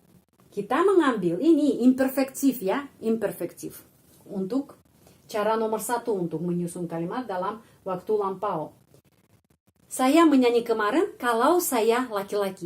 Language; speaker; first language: Indonesian; non-native, fluent; Russian